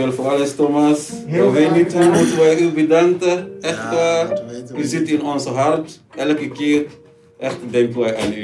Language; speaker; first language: Dutch; non-native, learner; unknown